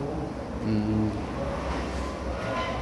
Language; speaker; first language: English; non-native, learner; Thai